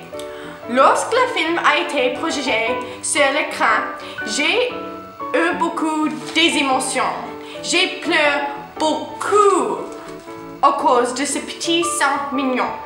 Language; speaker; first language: French; non-native, learner; English